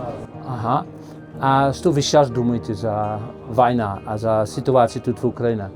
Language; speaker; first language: Russian; non-native, learner; Dutch